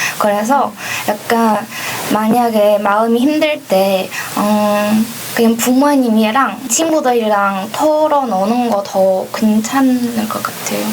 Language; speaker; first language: Korean; non-native, fluent; Chinese